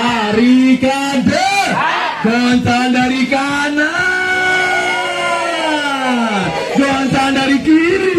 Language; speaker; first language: Indonesian; non-native, local second language; Javanese